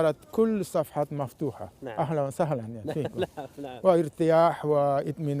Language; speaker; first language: Arabic; non-native, fluent; Japanese